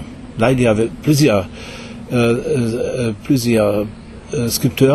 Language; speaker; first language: French; non-native, fluent; German